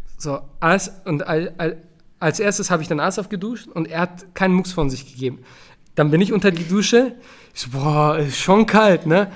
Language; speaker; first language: German; early bilingual, other home language; Turkish